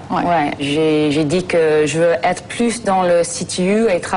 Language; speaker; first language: French; non-native, fluent; English